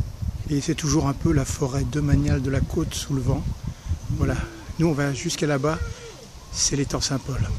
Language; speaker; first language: French; native; French